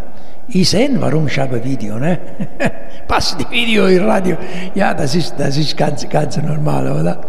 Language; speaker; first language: German; non-native, learner; Italian